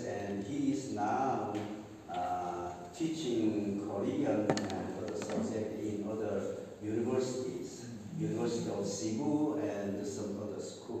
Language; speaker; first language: English; non-native, local second language; Cebuano